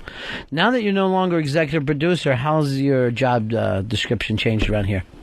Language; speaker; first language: English; native; English